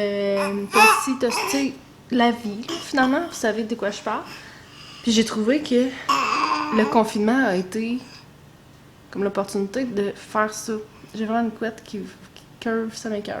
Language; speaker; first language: French; native; French